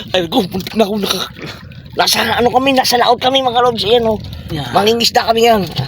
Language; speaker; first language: Filipino; non-native, local second language; Bikol